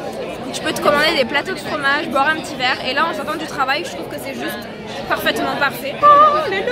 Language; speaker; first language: French; native; French